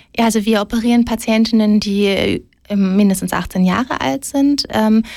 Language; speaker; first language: German; early bilingual, other home language; Greek